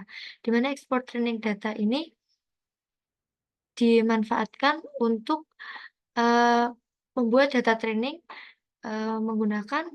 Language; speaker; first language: Indonesian; native; Indonesian